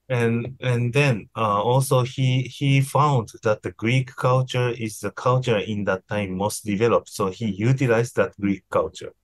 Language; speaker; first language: English; non-native, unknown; Japanese